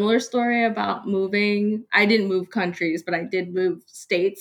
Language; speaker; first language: English; early bilingual, other home language; Cantonese